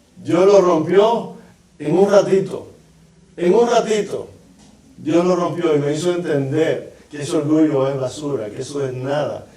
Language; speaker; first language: Spanish; native; Spanish